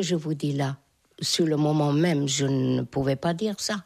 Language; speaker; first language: French; non-native, fluent; Hungarian